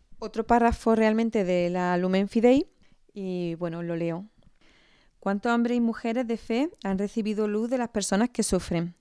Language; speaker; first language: Spanish; native; Spanish